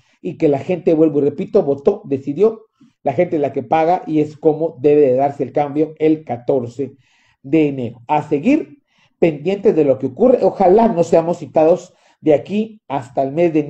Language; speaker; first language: Spanish; native; Spanish